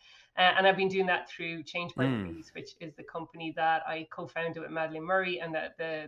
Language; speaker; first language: English; native; English